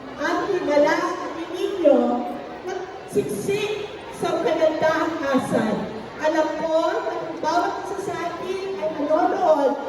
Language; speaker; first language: Filipino; native; Filipino